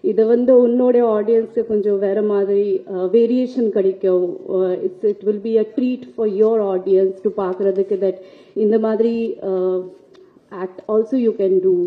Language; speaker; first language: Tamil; non-native, learner; Marathi